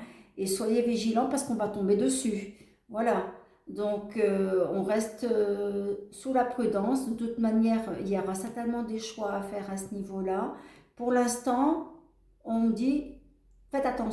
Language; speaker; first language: French; native; French